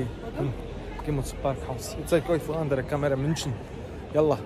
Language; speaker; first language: German; non-native, learner; Arabic